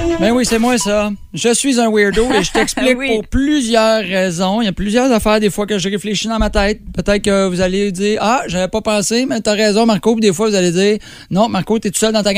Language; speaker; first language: French; native; French